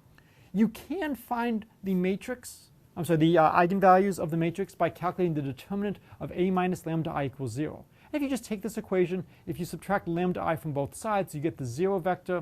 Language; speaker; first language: English; native; English